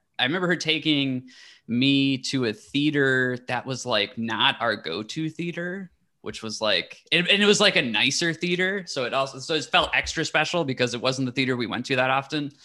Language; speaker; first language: English; native; English